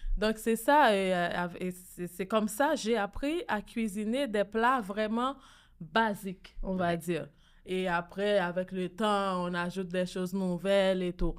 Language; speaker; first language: French; non-native, local second language; Haitian Creole